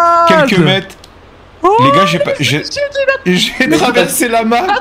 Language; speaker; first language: French; native; French